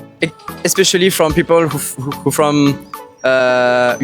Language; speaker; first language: English; non-native, fluent; French